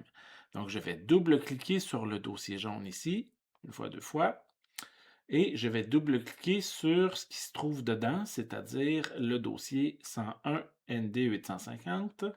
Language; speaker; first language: French; native; French